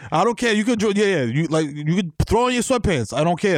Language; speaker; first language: English; early bilingual, other home language; Spanish